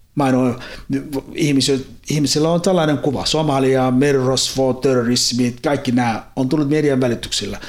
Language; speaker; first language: Finnish; non-native, fluent; Somali